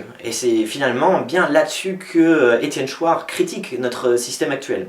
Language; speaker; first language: French; native; French